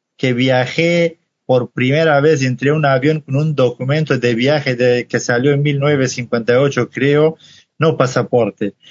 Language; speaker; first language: Spanish; non-native, fluent; Arabic